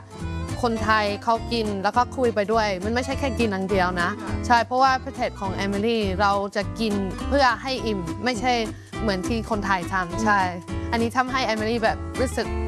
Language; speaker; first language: Thai; non-native, fluent; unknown